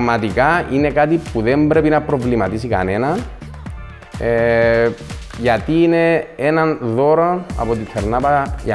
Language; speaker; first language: Greek; native; Greek